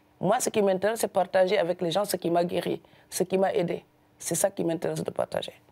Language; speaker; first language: French; non-native, local second language; Serer